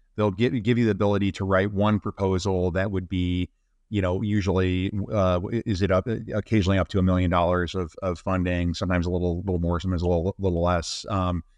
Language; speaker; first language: English; native; English